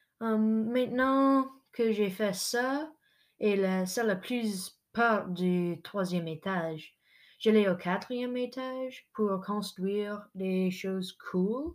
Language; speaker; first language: French; non-native, local second language; English